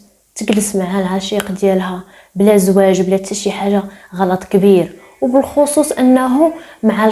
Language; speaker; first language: Arabic; native; Arabic